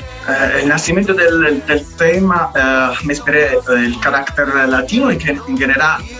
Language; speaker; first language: Spanish; non-native, learner; Italian